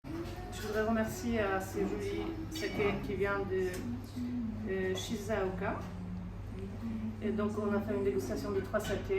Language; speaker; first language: French; non-native, fluent; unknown